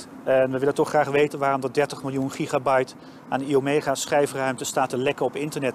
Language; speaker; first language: Dutch; native; Dutch